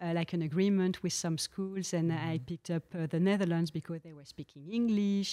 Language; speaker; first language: English; non-native, fluent; French